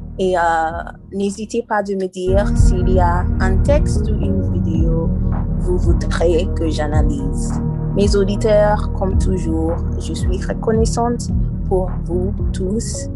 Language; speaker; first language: French; non-native, learner; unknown